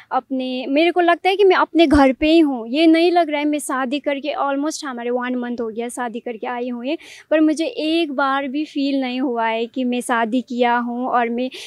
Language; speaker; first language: Hindi; non-native, local second language; Nepali